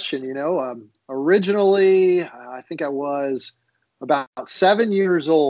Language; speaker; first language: English; native; English